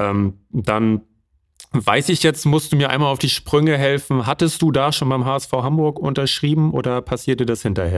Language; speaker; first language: German; native; German